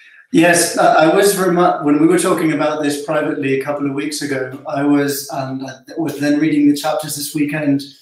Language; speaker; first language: English; non-native, fluent; Spanish